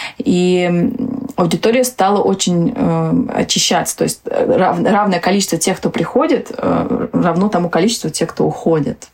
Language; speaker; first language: Russian; early bilingual, other home language; Tajik